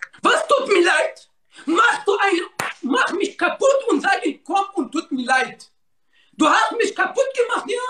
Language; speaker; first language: German; non-native, learner; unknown